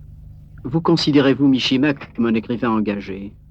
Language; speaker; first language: French; native; French